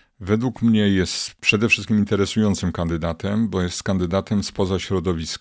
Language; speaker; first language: Polish; native; Polish